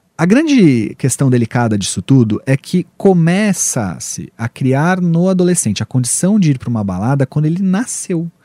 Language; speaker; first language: Portuguese; native; Portuguese